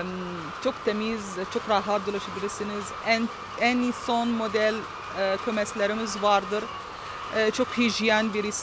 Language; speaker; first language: Turkish; non-native, fluent; Arabic